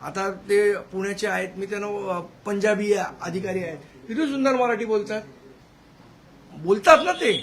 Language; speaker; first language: Marathi; native; Marathi